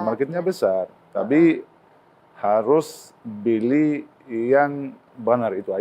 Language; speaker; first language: Indonesian; non-native, learner; Arabic